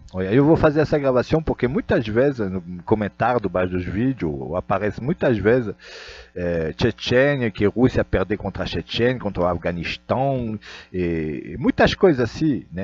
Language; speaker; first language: Portuguese; non-native, fluent; Russian